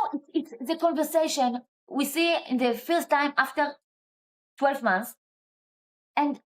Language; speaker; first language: English; non-native, learner; Hebrew